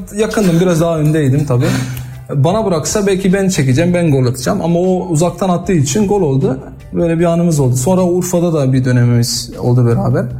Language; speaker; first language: Turkish; early bilingual, heritage; Turkish